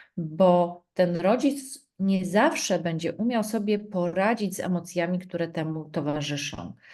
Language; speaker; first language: Polish; native; Polish